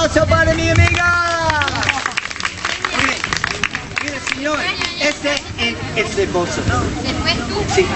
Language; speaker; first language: Spanish; non-native, learner; English